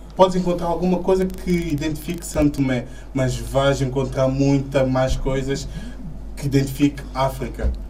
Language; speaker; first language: Portuguese; early bilingual, other home language; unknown